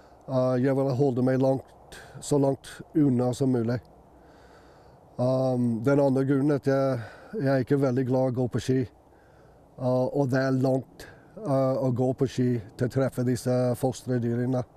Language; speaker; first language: Norwegian; non-native, fluent; English